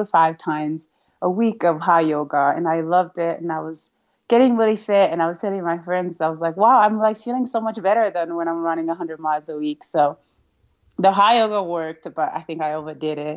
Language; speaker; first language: English; non-native, fluent; Rundi